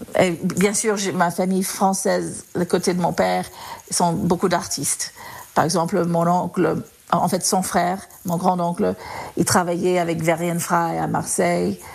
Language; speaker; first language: French; non-native, fluent; English